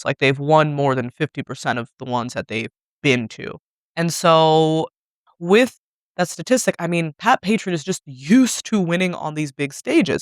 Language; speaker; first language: English; native; English